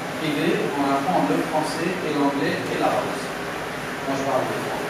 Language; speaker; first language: French; non-native, fluent; Arabic